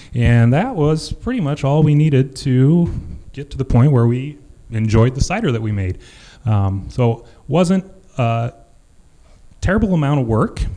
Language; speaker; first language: English; native; English